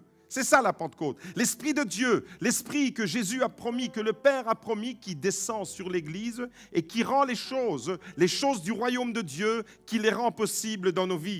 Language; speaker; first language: French; native; French